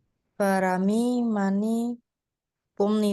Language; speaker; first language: Korean; non-native, learner; Indonesian